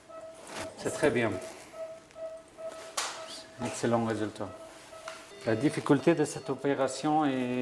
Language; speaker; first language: French; non-native, fluent; Persian